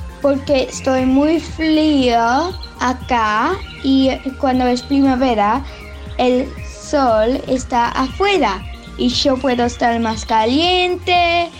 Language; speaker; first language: Spanish; early bilingual, heritage; Spanish